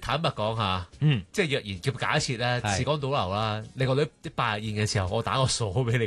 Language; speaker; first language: Cantonese; native; Cantonese